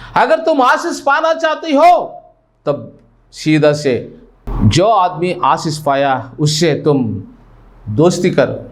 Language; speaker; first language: Hindi; non-native, local second language; Telugu